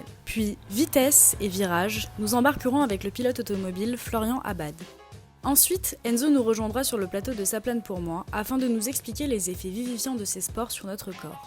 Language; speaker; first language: French; native; French